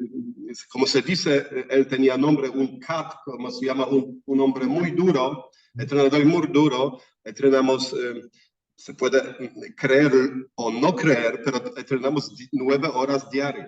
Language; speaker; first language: Spanish; non-native, fluent; Polish